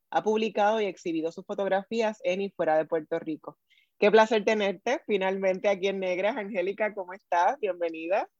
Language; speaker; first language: Spanish; native; Spanish